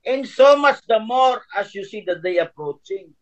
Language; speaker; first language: English; non-native, local second language; Filipino